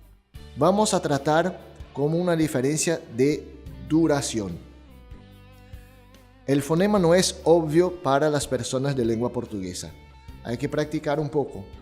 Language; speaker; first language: Spanish; non-native, fluent; Portuguese